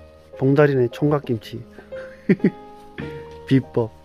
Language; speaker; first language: Korean; native; Korean